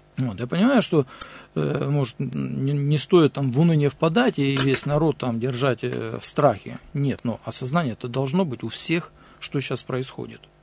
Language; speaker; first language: Russian; native; Russian